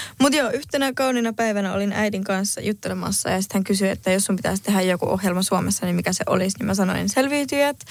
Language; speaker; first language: Finnish; early bilingual, heritage; Spanish